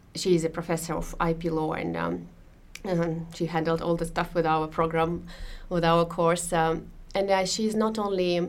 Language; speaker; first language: English; non-native, fluent; Russian